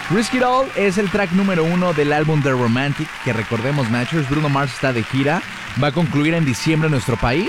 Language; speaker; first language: Spanish; native; Spanish